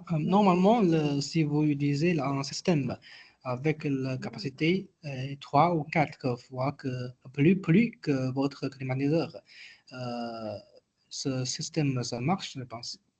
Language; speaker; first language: French; non-native, learner; Chinese